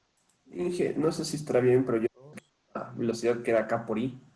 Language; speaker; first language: Spanish; native; Spanish